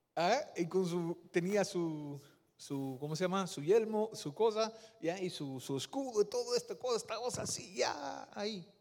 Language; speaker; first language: Spanish; non-native, fluent; Dutch